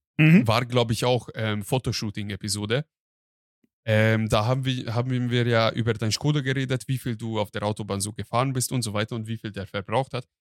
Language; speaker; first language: German; non-native, fluent; Hungarian